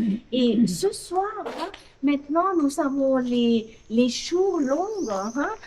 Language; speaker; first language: French; non-native, fluent; German